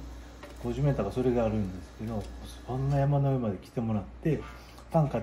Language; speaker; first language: Japanese; native; Japanese